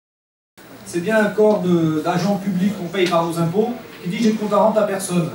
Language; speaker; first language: French; native; French